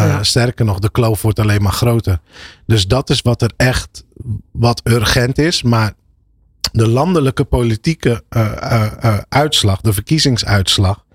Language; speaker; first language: Dutch; early bilingual, other home language; Arabic